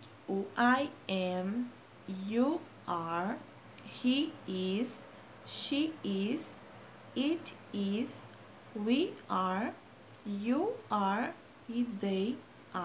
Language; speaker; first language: English; non-native, fluent; Portuguese